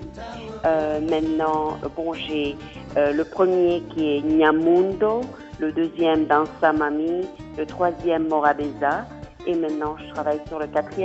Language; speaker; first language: French; non-native, fluent; Kabuverdianu